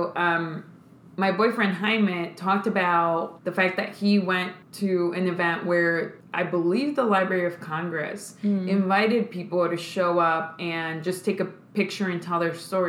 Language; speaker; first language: English; early bilingual, other home language; Spanish